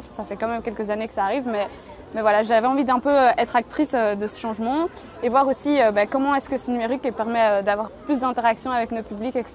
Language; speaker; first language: French; native; French